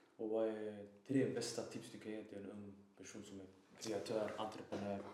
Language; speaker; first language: Swedish; early bilingual, other home language; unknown